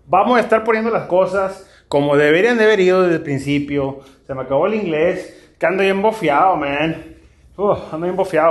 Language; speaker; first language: Spanish; early bilingual, heritage; Spanish